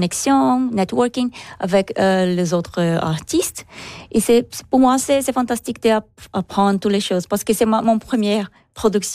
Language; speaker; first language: French; non-native, learner; Portuguese